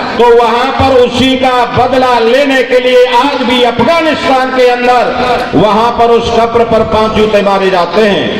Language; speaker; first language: Hindi; native; Hindi